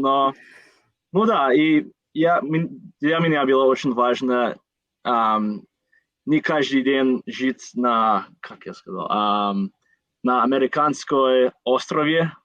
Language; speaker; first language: Russian; non-native, learner; English